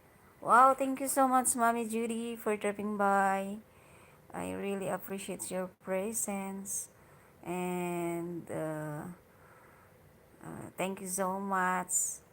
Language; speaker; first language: English; non-native, learner; Hiligaynon